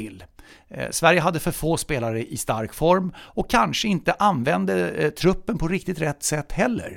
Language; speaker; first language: Swedish; native; Swedish